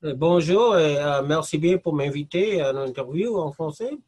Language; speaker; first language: French; non-native, fluent; English